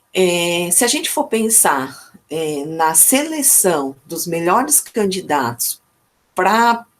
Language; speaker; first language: Portuguese; native; Portuguese